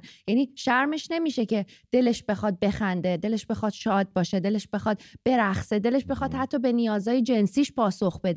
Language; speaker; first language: Persian; native; Persian